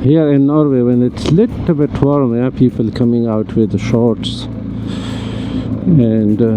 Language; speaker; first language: English; non-native, learner; Persian